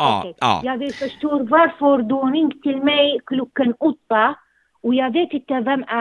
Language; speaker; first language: Swedish; non-native, learner; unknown